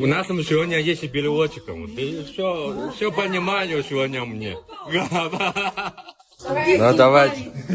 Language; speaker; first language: Russian; non-native, learner; Chinese